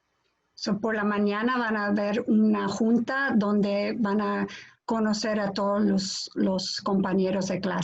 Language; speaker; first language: Spanish; non-native, fluent; English